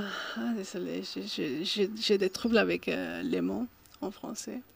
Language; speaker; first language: French; non-native, fluent; Spanish